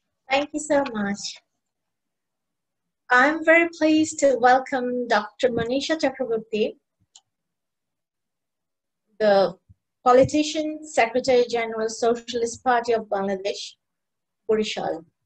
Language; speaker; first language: English; non-native, local second language; Bangla